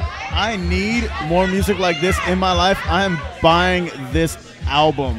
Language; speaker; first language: English; native; English